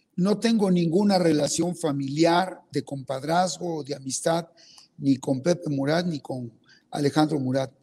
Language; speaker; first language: Spanish; non-native, local second language; Zapotec